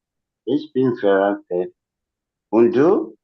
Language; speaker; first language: German; non-native, learner; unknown